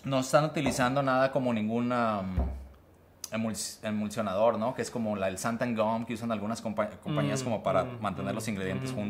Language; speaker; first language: Spanish; native; Spanish